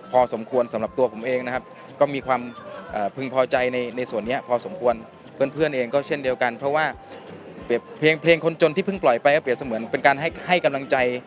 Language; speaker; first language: Thai; native; Thai